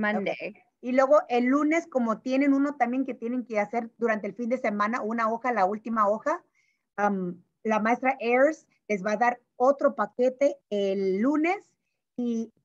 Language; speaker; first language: Spanish; early bilingual, heritage; Spanish